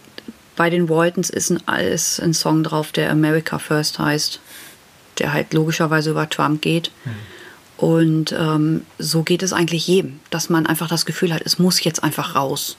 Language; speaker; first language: German; native; German